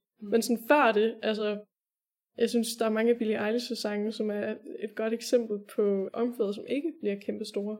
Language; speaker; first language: Danish; native; Danish